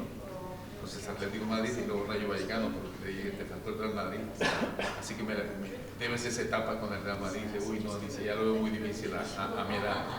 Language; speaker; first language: Spanish; native; Spanish